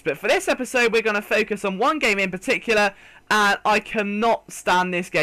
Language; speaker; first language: English; native; English